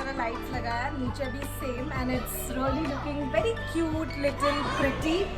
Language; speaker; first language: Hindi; non-native, local second language; Bangla